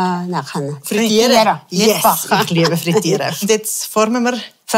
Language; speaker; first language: German; native; German